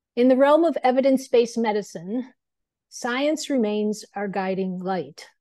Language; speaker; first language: English; native; English